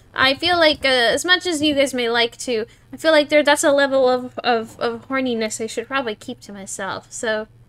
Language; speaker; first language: English; native; English